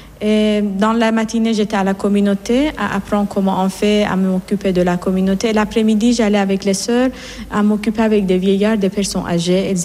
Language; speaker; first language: French; non-native, fluent; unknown